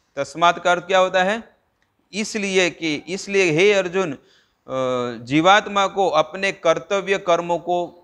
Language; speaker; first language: Hindi; non-native, local second language; Gujarati